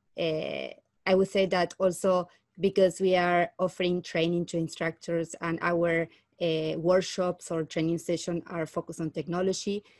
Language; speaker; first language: English; non-native, fluent; Spanish